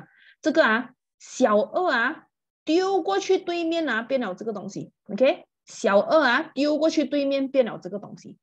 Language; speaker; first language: Chinese; native; Chinese